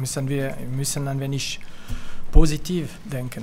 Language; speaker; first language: German; non-native, fluent; French